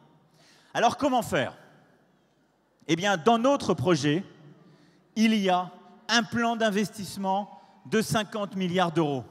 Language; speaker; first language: French; native; French